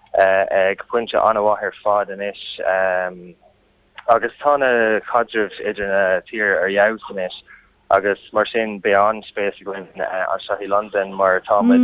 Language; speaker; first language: Irish; non-native, learner; English